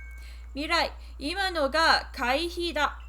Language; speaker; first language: Japanese; non-native, learner; English